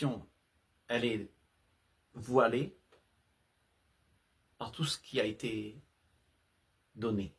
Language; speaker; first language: French; native; French